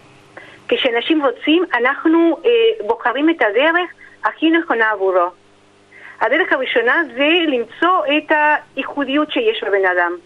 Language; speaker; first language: Hebrew; non-native, fluent; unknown